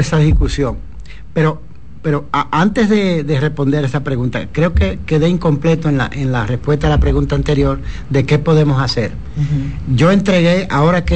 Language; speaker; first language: Spanish; native; Spanish